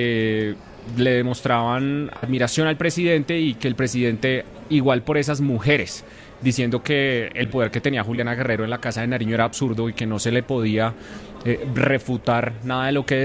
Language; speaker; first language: Spanish; native; Spanish